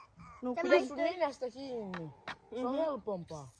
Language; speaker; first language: Finnish; early bilingual, other home language; Kinyarwanda